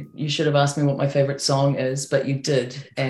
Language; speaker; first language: English; native; English